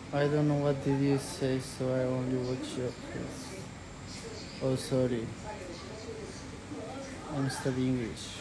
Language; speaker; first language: English; non-native, learner; Japanese